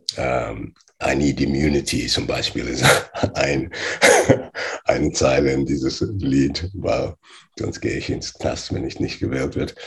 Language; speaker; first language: German; non-native, fluent; English